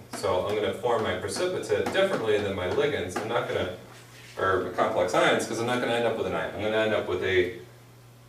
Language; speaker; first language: English; native; English